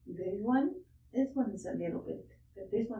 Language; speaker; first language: English; non-native, learner; Spanish